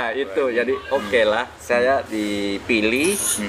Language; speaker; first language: Indonesian; non-native, fluent; Vietnamese